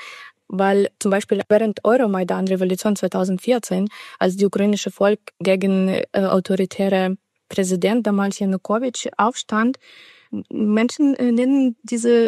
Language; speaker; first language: German; non-native, fluent; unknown